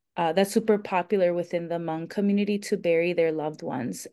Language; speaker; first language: English; native; English